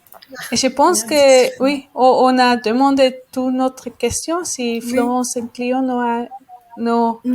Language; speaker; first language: French; non-native, learner; Spanish